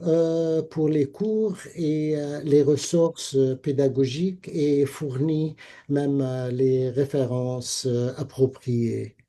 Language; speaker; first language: French; non-native, fluent; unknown